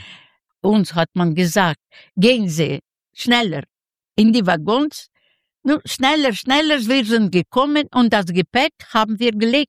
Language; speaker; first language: German; non-native, learner; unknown